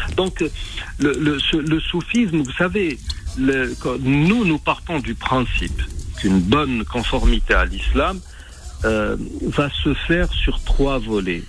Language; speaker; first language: French; non-native, local second language; Arabic